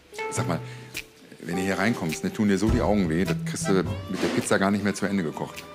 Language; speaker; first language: German; native; German